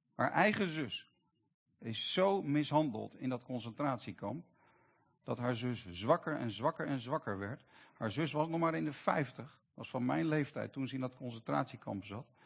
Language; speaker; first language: Dutch; native; Dutch